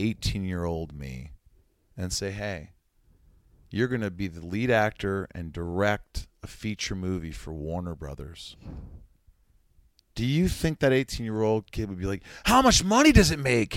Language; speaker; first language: English; native; English